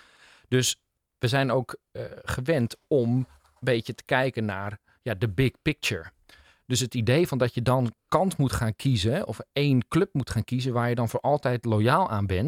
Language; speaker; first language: Dutch; native; Dutch